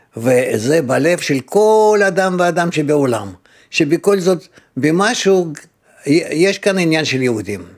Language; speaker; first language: Hebrew; non-native, fluent; Russian